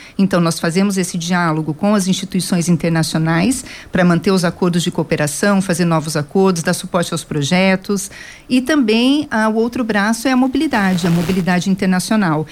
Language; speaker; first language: Portuguese; native; Portuguese